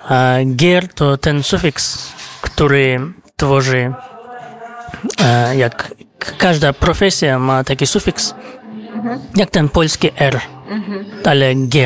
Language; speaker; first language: Polish; non-native, fluent; Kazakh